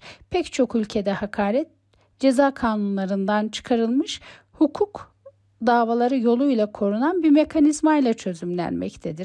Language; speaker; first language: Turkish; native; Turkish